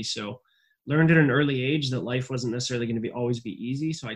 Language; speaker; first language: English; native; English